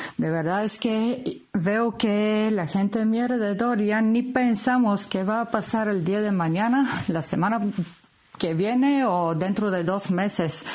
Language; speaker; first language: Spanish; non-native, fluent; Bulgarian